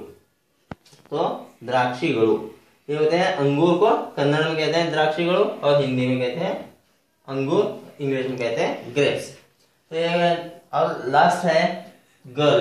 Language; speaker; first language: Hindi; non-native, local second language; Kannada